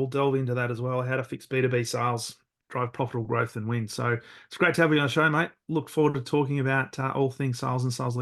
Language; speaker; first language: English; native; English